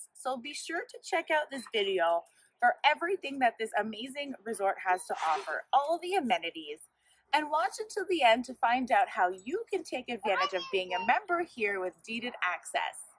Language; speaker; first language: English; native; English